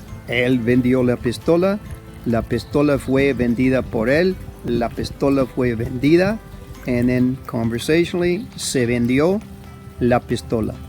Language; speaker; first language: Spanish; non-native, fluent; English